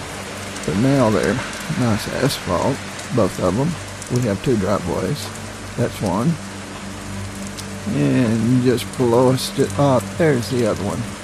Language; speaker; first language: English; native; English